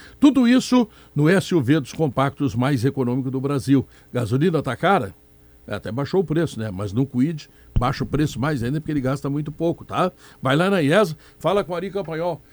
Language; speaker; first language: Portuguese; native; Portuguese